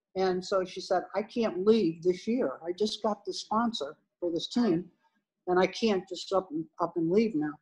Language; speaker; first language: English; native; English